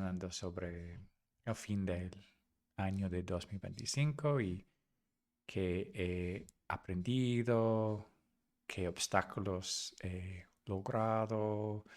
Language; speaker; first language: Spanish; non-native, fluent; English